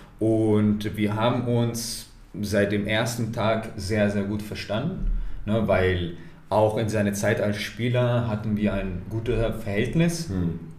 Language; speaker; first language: German; non-native, fluent; Italian